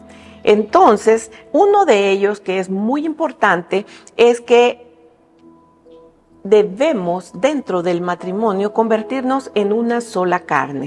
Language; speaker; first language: Spanish; native; Spanish